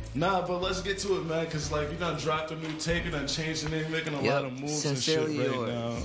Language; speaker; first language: English; native; English